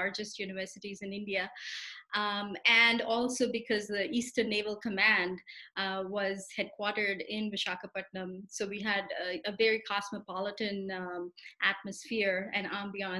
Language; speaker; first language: English; non-native, local second language; Telugu